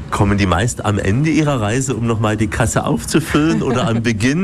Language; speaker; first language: German; native; German